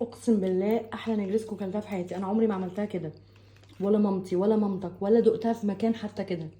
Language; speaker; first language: Arabic; native; Arabic